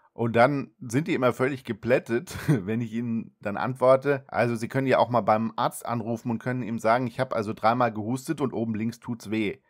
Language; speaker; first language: German; native; German